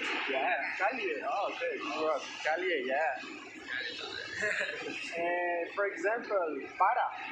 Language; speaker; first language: English; non-native, learner; French